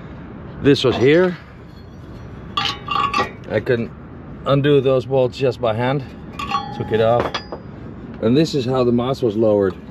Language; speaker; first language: English; non-native, fluent; Dutch